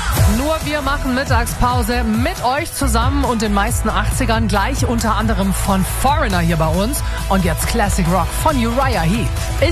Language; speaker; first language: German; native; German